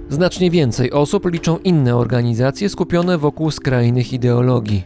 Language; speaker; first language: Polish; native; Polish